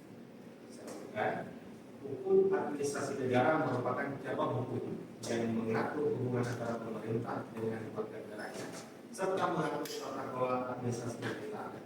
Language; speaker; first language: Indonesian; native; Indonesian